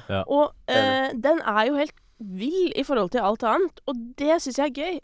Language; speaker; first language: Norwegian; native; Norwegian